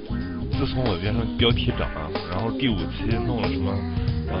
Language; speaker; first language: Chinese; native; Chinese